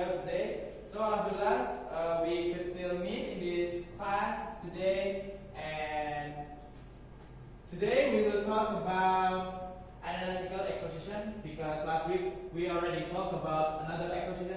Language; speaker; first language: English; non-native, fluent; Indonesian